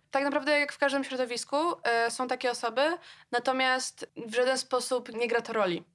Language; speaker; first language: Polish; native; Polish